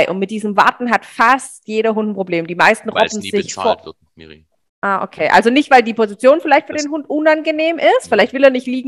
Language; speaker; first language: German; native; German